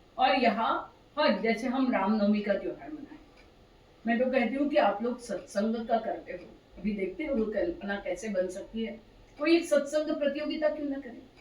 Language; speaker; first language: Hindi; non-native, local second language; Marathi